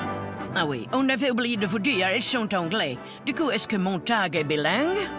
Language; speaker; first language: French; native; French